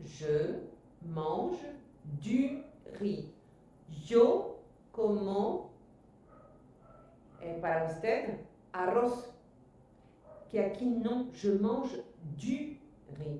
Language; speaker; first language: Spanish; non-native, fluent; French